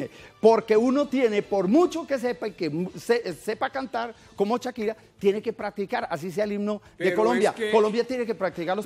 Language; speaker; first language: Spanish; native; Spanish